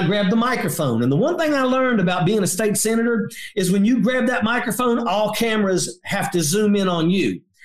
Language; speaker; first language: English; native; English